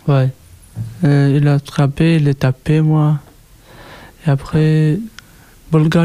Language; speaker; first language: French; non-native, learner; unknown